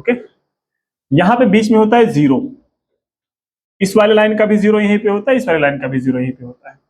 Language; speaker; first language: Hindi; native; Hindi